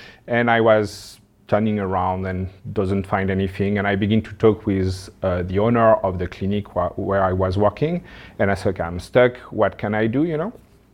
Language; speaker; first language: English; non-native, learner; French